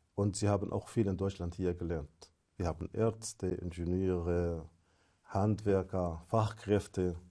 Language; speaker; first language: German; non-native, fluent; Arabic